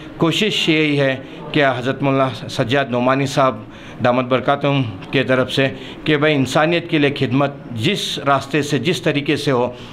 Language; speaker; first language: Hindi; non-native, local second language; Urdu